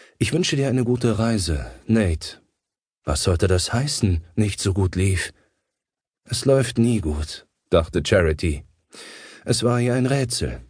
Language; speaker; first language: German; native; German